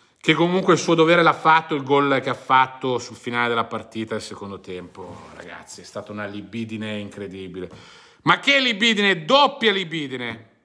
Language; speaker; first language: Italian; native; Italian